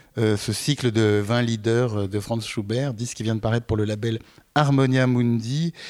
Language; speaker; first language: French; native; French